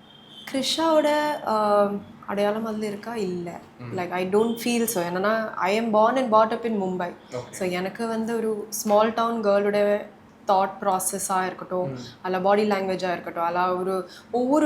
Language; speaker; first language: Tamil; early bilingual, heritage; Tamil